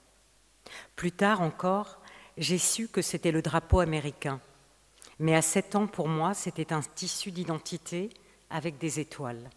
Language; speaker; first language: French; native; French